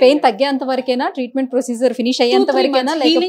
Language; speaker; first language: Telugu; native; Telugu